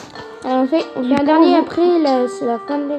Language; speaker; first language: French; native; French